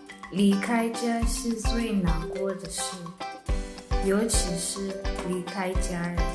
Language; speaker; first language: Chinese; non-native, fluent; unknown